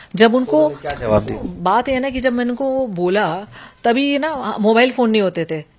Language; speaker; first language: Hindi; native; Hindi